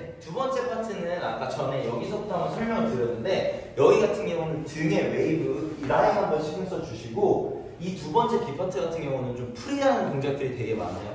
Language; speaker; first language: Korean; native; Korean